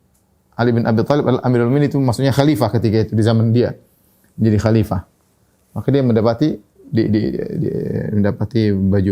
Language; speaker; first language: Indonesian; native; Indonesian